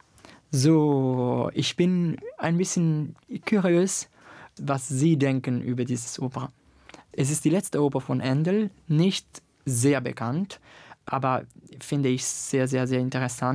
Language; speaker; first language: German; non-native, fluent; Italian